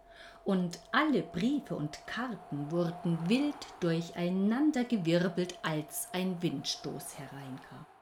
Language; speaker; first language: German; native; German